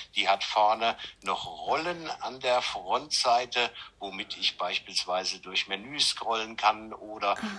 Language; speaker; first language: German; native; German